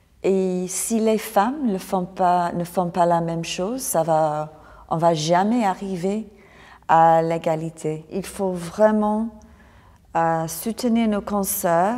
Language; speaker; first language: French; non-native, fluent; English